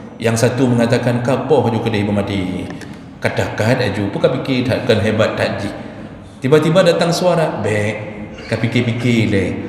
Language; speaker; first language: Malay; non-native, local second language; Achinese